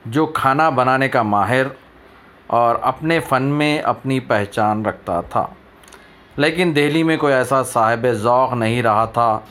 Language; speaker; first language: Urdu; native; Urdu